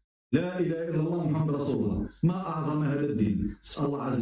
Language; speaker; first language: Arabic; native; Arabic